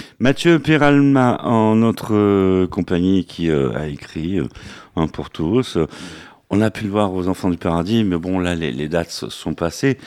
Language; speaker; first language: French; native; French